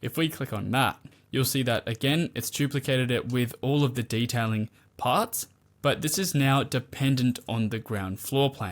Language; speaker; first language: English; native; English